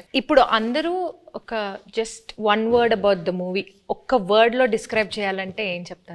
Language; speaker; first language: Telugu; native; Telugu